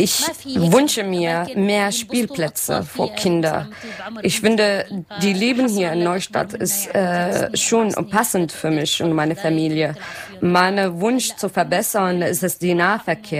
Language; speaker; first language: German; non-native, learner; Arabic